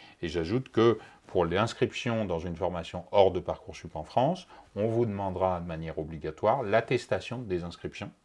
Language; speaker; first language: French; native; French